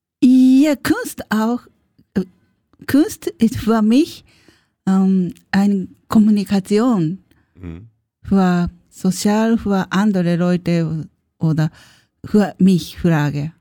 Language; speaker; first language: German; non-native, learner; Japanese